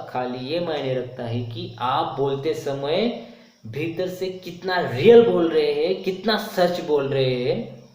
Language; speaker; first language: Hindi; non-native, local second language; Marathi